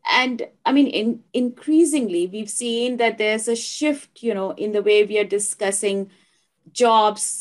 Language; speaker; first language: English; non-native, local second language; Hindi